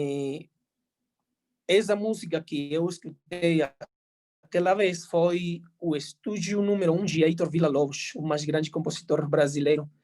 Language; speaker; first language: Portuguese; non-native, fluent; Spanish